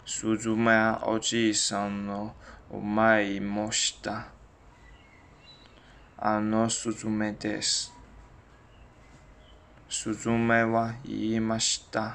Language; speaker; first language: Japanese; non-native, learner; Chinese